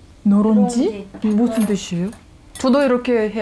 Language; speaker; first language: Korean; non-native, learner; Russian